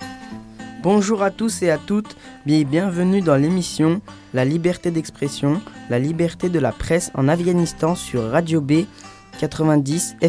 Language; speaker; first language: French; native; French